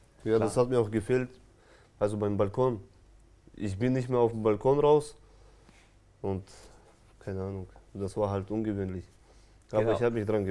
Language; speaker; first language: German; non-native, fluent; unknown